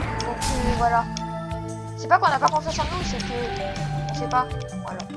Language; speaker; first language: French; native; French